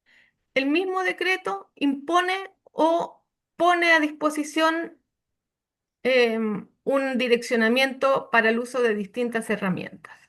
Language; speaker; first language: Spanish; native; Spanish